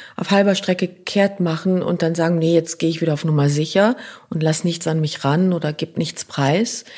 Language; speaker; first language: German; non-native, local second language; French